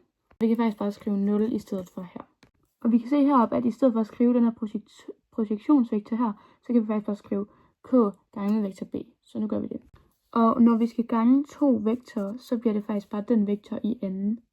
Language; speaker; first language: Danish; native; Danish